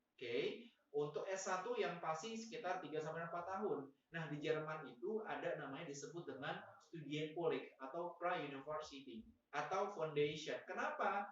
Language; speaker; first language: Indonesian; native; Indonesian